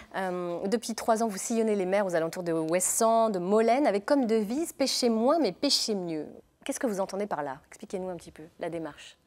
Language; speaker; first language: French; native; French